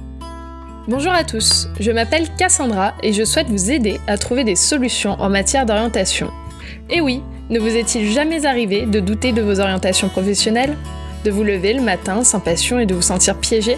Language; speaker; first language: French; native; French